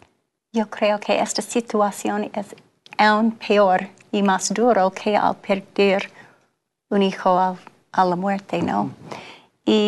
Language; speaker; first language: Spanish; non-native, fluent; English